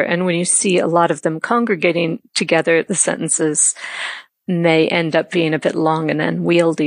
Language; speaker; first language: English; native; English